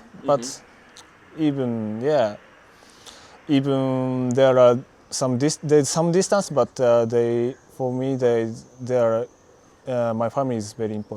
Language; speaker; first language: English; non-native, learner; Japanese